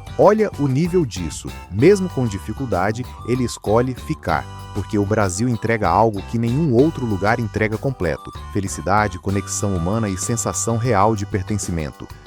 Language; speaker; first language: Portuguese; native; Portuguese